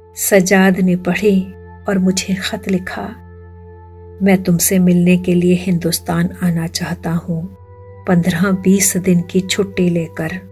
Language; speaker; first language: Hindi; native; Hindi